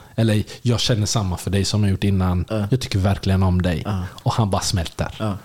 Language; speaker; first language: Swedish; early bilingual, other home language; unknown